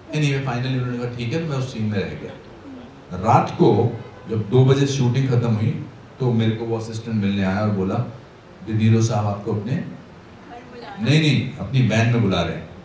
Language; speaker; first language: Hindi; native; Hindi